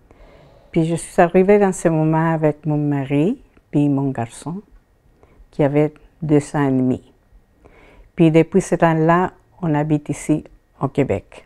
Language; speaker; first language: French; non-native, fluent; Spanish